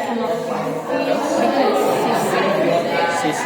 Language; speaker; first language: English; non-native, learner; Indonesian